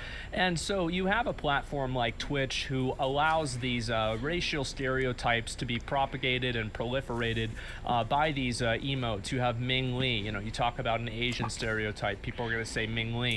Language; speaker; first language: English; native; English